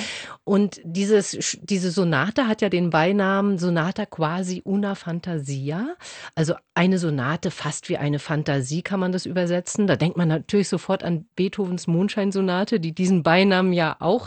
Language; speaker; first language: German; native; German